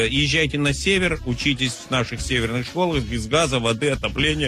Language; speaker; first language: Russian; native; Russian